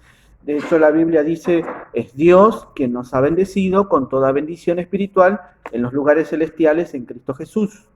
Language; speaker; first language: Spanish; native; Spanish